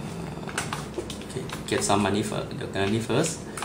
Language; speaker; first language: English; non-native, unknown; Thai